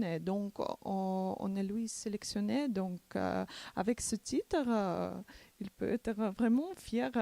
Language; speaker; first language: French; non-native, learner; Macedonian